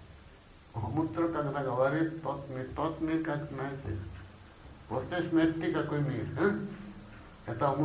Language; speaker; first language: Russian; non-native, learner; Bangla